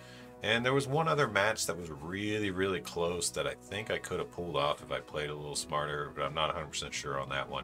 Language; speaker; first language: English; native; English